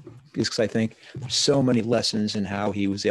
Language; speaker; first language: English; native; English